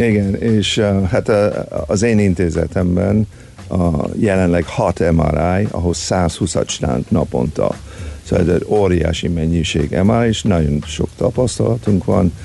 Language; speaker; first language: Hungarian; early bilingual, heritage; Hungarian